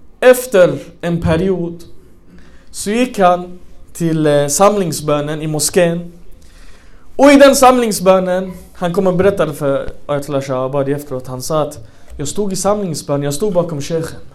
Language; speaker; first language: Swedish; non-native, fluent; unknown